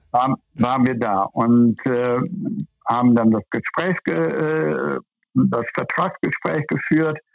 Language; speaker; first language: German; native; German